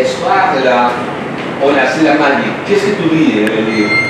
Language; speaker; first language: French; non-native, learner; Spanish